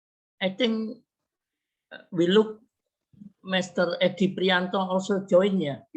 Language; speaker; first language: English; non-native, learner; Indonesian